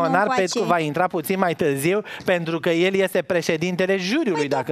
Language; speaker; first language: Romanian; native; Romanian